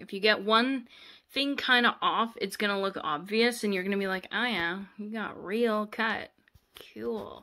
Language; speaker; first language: English; native; English